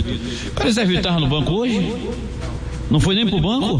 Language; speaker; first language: Portuguese; native; Portuguese